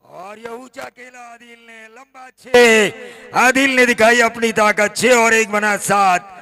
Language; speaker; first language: Hindi; non-native, local second language; Marathi